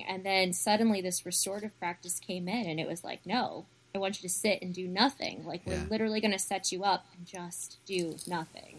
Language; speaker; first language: English; native; English